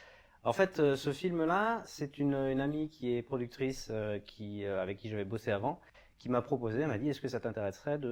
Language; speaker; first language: French; native; French